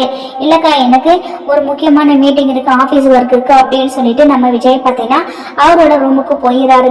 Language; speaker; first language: Tamil; native; Tamil